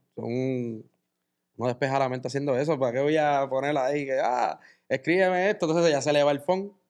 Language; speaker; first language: Spanish; native; Spanish